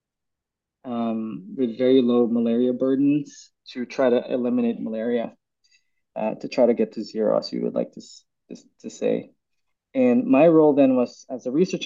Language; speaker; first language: English; non-native, local second language; Filipino